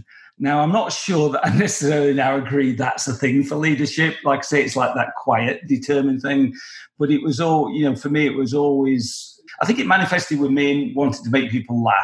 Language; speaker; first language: English; native; English